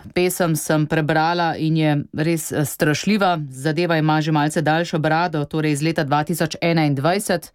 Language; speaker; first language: Slovenian; native; Slovenian